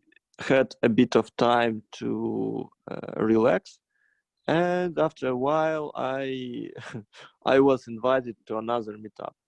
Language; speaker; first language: English; non-native, fluent; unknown